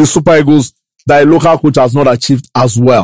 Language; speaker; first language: English; non-native, local second language; Yoruba